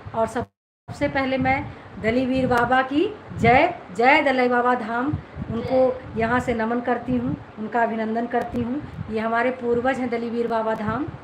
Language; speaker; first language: Hindi; native; Hindi